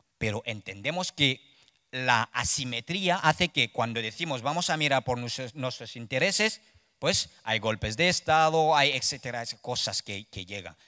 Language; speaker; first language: Spanish; non-native, fluent; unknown